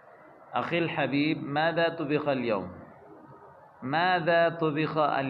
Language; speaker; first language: Arabic; non-native, fluent; Urdu